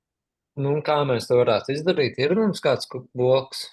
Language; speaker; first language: Latvian; native; Latvian